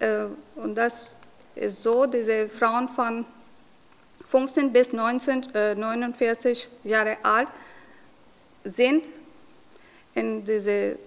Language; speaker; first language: German; non-native, learner; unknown